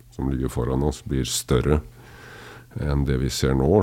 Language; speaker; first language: Norwegian; native; Norwegian